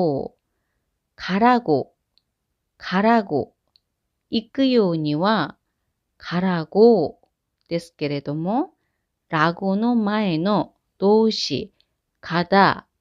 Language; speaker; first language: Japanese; non-native, fluent; Korean